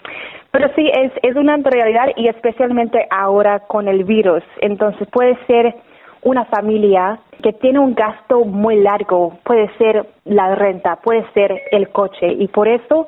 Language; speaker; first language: Spanish; non-native, fluent; English